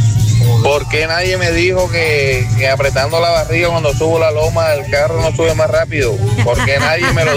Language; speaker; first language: Spanish; native; Spanish